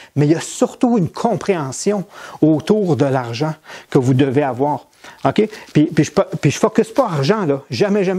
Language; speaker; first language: French; native; French